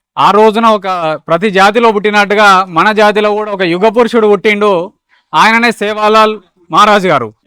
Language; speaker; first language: Telugu; native; Telugu